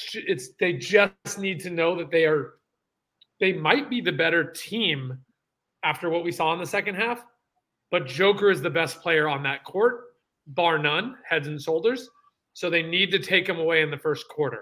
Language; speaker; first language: English; native; English